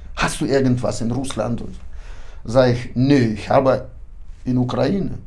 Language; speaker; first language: German; early bilingual, heritage; German